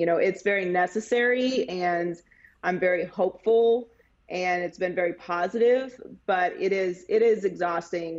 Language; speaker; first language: English; native; English